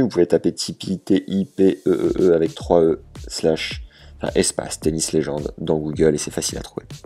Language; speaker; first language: French; native; French